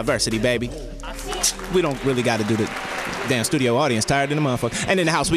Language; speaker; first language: English; native; English